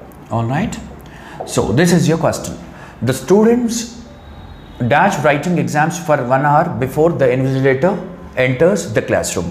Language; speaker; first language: English; non-native, local second language; Telugu